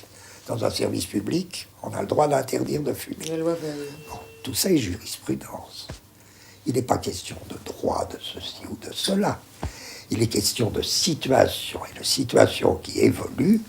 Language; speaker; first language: French; native; French